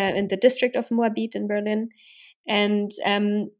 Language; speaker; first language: English; non-native, fluent; German